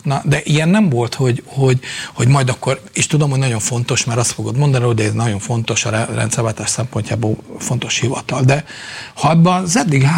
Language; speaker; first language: Hungarian; native; Hungarian